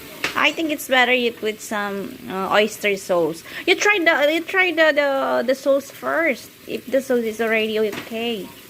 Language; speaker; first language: English; non-native, learner; Filipino